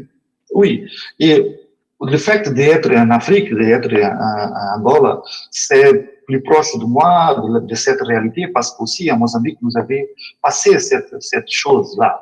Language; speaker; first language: French; non-native, learner; Portuguese